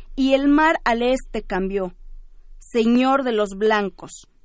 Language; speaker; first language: Spanish; early bilingual, other home language; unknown